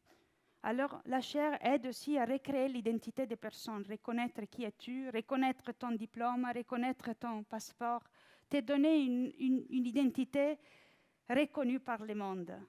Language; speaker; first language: French; non-native, fluent; Italian